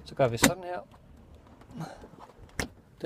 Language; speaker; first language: Danish; native; Danish